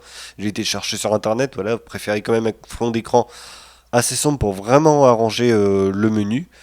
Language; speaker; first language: French; native; French